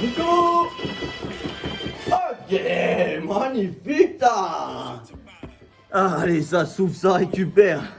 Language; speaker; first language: French; native; French